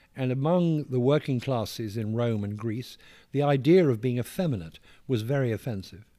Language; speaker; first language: English; native; English